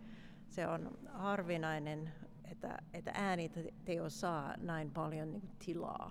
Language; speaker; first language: Finnish; non-native, fluent; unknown